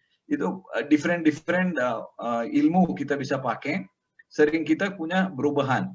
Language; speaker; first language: Indonesian; non-native, learner; Tamil